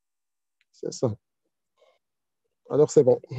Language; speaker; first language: French; non-native, local second language; Arabic